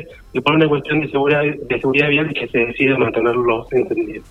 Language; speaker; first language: Spanish; native; Spanish